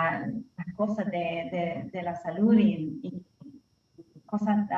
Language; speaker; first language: Spanish; early bilingual, heritage; Spanish